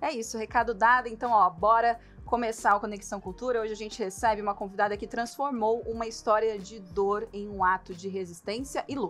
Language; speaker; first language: Portuguese; native; Portuguese